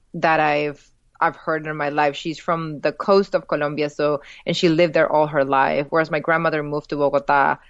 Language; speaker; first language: English; early bilingual, other home language; Spanish